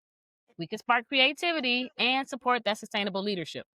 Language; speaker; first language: English; native; English